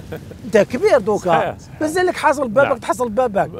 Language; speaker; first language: Arabic; native; Arabic